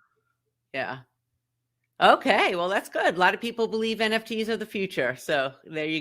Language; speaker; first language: English; native; English